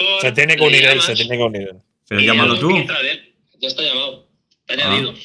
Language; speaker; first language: Spanish; native; Spanish